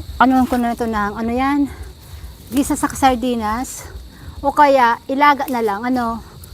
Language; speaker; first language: Filipino; non-native, local second language; Bikol